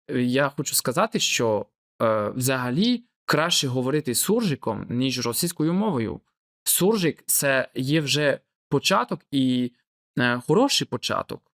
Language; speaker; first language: Ukrainian; non-native, fluent; French